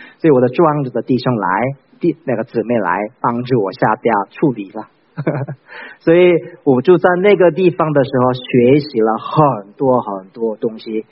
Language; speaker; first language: Chinese; non-native, fluent; Korean